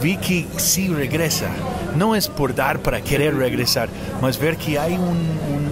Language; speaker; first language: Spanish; non-native, fluent; English